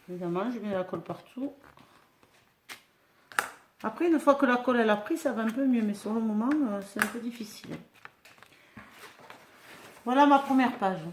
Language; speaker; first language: French; native; French